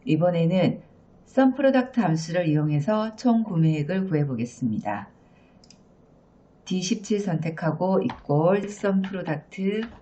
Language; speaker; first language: Korean; native; Korean